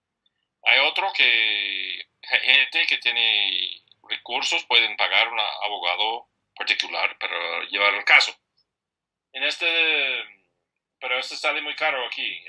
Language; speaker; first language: Spanish; non-native, fluent; English